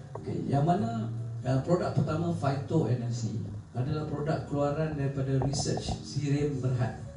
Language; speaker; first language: Malay; native; Malay